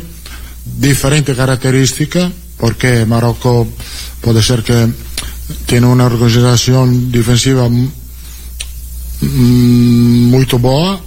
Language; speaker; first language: Portuguese; non-native, learner; Italian